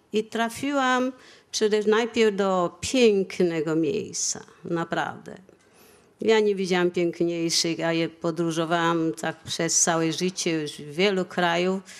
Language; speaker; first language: Polish; non-native, fluent; Vietnamese